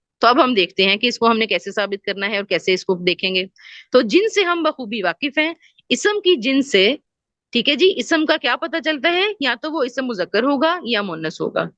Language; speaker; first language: Urdu; native; Urdu